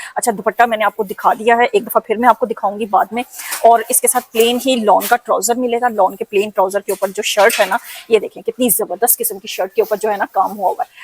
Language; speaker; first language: Urdu; non-native, local second language; Punjabi